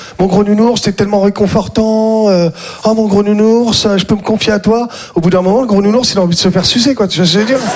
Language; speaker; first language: French; native; French